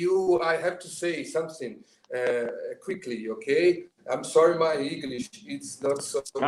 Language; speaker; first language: English; non-native, learner; Portuguese